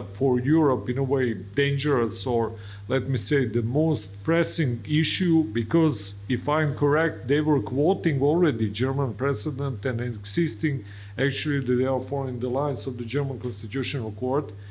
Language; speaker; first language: English; non-native, fluent; Serbian